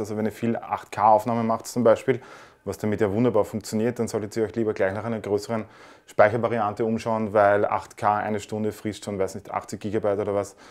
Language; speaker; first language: German; native; German